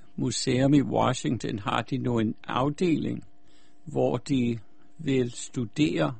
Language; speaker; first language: Danish; early bilingual, other home language; German